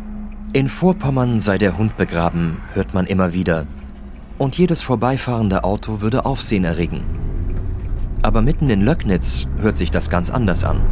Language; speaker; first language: German; native; German